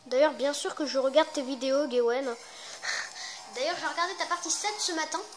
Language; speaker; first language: French; native; French